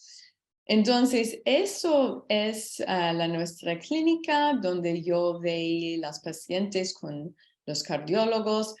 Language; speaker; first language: Spanish; non-native, learner; English